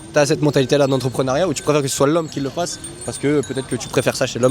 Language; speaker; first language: French; native; French